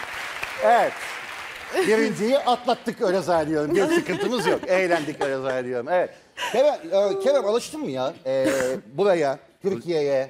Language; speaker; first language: Turkish; native; Turkish